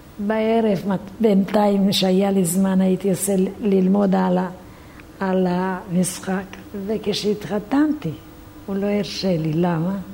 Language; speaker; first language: Hebrew; non-native, fluent; Romanian